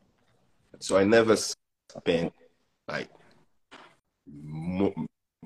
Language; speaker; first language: English; non-native, fluent; French